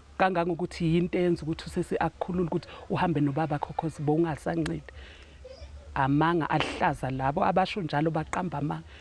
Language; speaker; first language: Zulu; native; Zulu